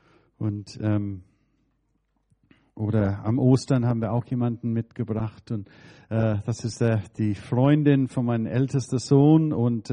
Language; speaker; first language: German; non-native, fluent; English